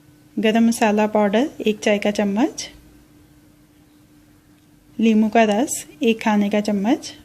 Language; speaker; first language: Urdu; native; Urdu